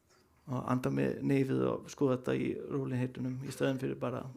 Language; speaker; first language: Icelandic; non-native, learner; Danish